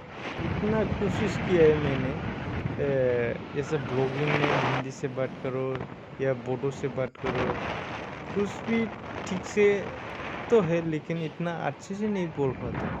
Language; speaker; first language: Hindi; non-native, local second language; Bodo